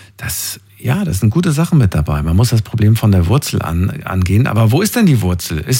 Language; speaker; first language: German; native; German